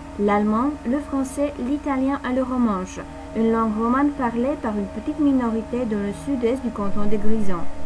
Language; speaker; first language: French; non-native, fluent; Polish